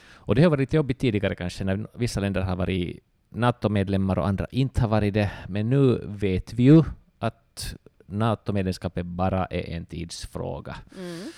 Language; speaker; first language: Swedish; native; Swedish